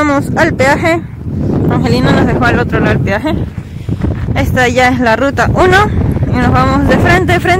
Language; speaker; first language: Spanish; native; Spanish